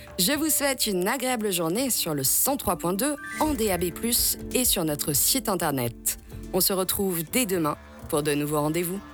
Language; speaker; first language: French; native; French